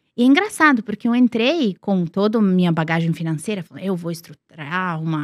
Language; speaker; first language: Portuguese; non-native, fluent; Serbian